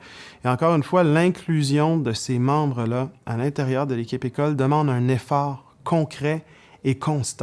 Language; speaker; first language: French; native; French